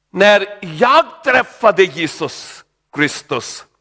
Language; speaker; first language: Swedish; non-native, learner; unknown